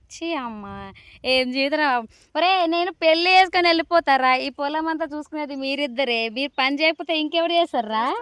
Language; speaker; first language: Telugu; non-native, local second language; Lambadi